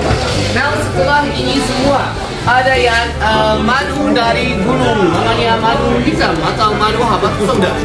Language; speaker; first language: Indonesian; non-native, fluent; Turkish